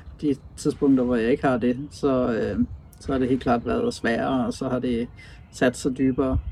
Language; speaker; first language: Danish; native; Danish